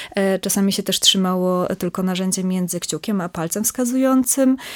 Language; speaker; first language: Polish; native; Polish